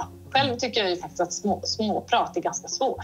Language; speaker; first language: Swedish; native; Swedish